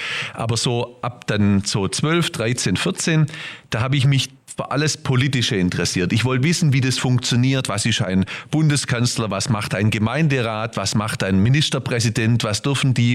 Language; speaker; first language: German; native; German